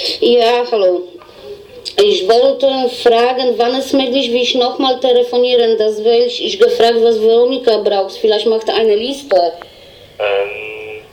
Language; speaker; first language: German; non-native, learner; Polish